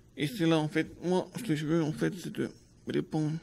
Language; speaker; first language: French; native; French